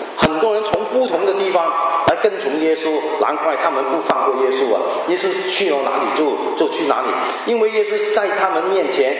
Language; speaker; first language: Chinese; non-native, local second language; Min Nan Chinese